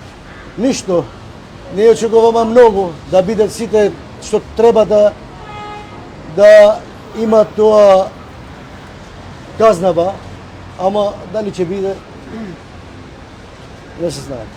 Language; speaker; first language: Macedonian; non-native, local second language; Albanian